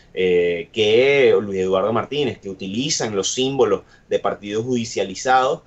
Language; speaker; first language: Spanish; native; Spanish